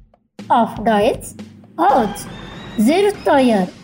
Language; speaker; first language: German; non-native, fluent; Indonesian